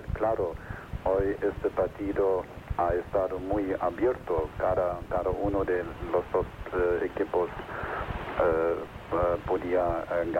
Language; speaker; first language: Spanish; non-native, fluent; German